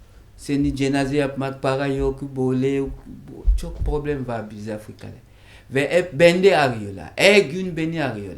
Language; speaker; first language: Turkish; non-native, learner; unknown